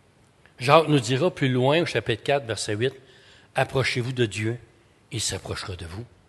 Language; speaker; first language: French; native; French